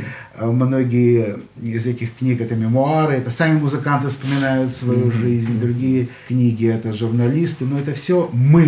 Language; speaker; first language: Russian; native; Russian